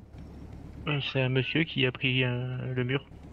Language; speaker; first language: French; native; French